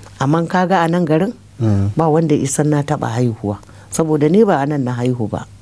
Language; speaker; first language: Hausa; native; Hausa